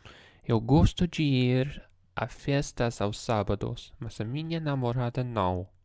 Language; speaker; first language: Portuguese; non-native, learner; English